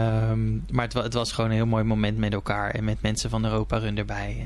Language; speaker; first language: Dutch; native; Dutch